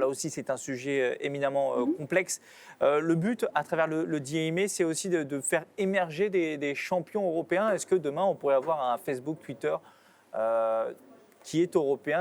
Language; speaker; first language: French; native; French